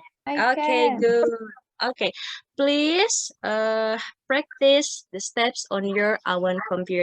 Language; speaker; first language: English; non-native, fluent; Indonesian